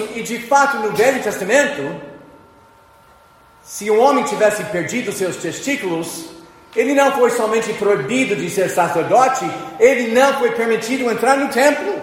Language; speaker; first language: Portuguese; non-native, fluent; English